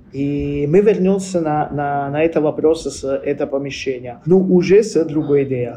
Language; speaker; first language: Russian; non-native, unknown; Italian